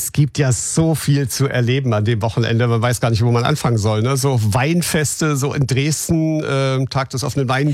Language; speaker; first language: German; native; German